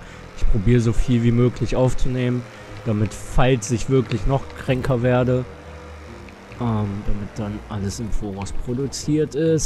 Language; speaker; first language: German; native; German